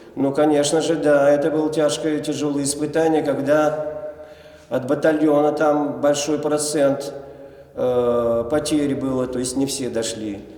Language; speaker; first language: Russian; non-native, local second language; Chuvash